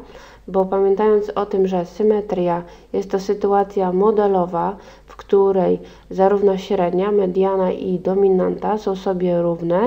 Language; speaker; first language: Polish; native; Polish